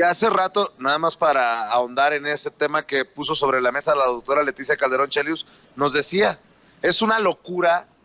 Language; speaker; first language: Spanish; native; Spanish